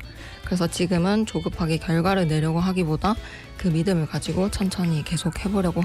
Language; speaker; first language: Korean; native; Korean